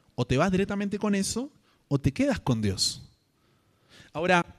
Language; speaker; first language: Spanish; native; Spanish